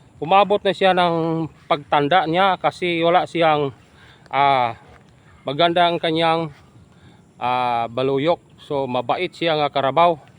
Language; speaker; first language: Filipino; non-native, local second language; Hiligaynon